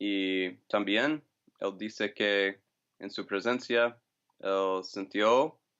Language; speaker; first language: Spanish; non-native, fluent; English